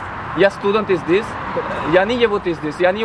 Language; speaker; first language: Russian; non-native, learner; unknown